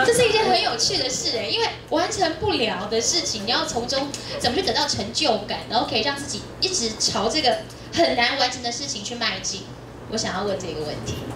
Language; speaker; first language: Chinese; native; Chinese